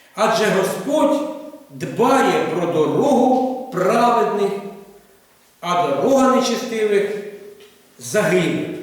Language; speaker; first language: Ukrainian; non-native, local second language; Russian